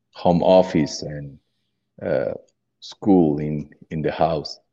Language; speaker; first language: English; non-native, learner; Spanish